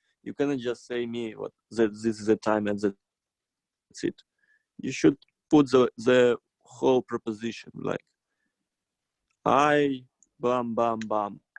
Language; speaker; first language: English; non-native, fluent; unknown